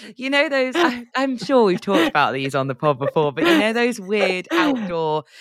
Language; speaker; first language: English; native; English